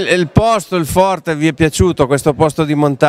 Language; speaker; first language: Italian; native; Italian